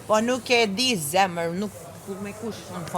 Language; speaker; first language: Albanian; non-native, learner; English